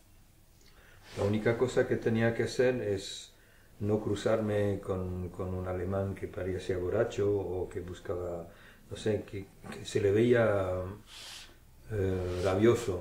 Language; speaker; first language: Spanish; early bilingual, heritage; German